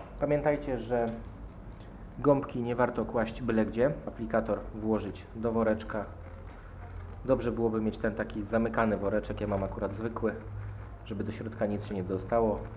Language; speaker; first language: Polish; native; Polish